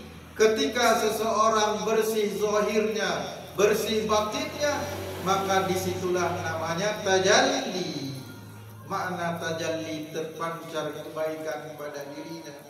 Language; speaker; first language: Indonesian; non-native, local second language; Achinese